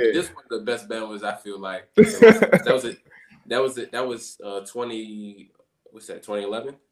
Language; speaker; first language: English; native; English